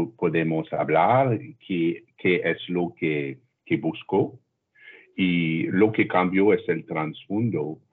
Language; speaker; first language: Spanish; non-native, learner; French